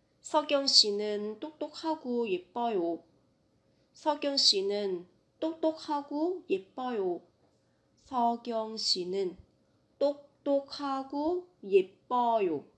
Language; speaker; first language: Korean; non-native, fluent; Vietnamese